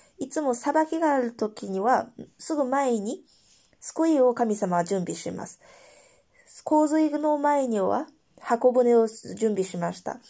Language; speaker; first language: Japanese; non-native, fluent; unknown